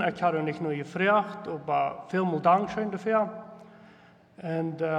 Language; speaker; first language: German; non-native, local second language; Plautdietsch